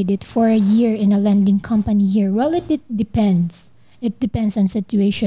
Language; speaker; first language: English; non-native, local second language; Filipino